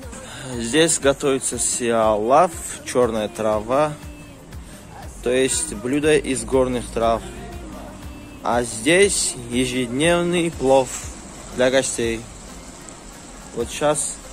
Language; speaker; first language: Russian; non-native, local second language; Tajik